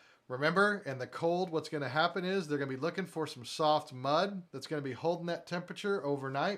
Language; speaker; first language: English; native; English